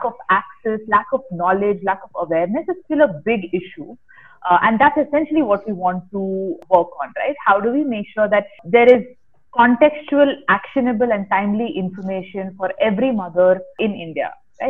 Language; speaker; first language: English; non-native, local second language; Kannada